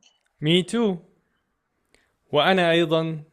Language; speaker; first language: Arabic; non-native, learner; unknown